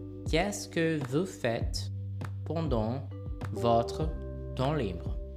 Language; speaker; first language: French; non-native, fluent; Portuguese